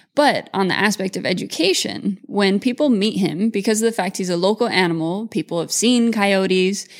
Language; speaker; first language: English; native; English